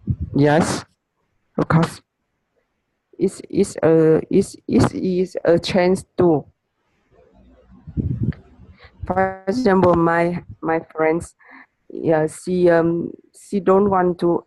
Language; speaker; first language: English; non-native, learner; Vietnamese